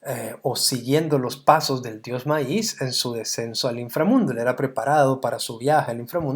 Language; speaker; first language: Spanish; native; Spanish